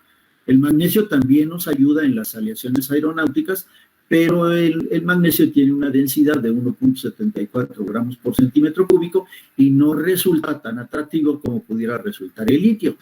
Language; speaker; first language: Spanish; native; Spanish